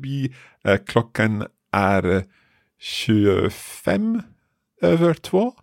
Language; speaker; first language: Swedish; non-native, learner; English